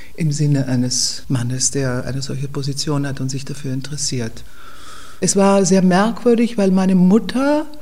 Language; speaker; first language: German; native; German